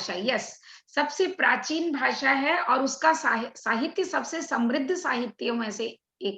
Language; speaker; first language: Hindi; native; Hindi